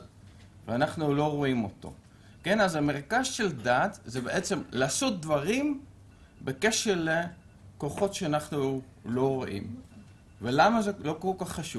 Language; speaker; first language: Hebrew; non-native, fluent; Dutch